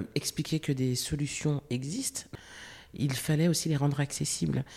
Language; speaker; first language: French; native; French